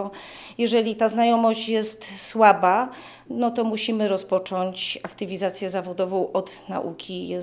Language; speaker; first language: Polish; native; Polish